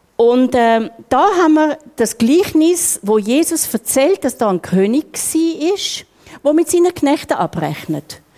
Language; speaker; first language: German; native; German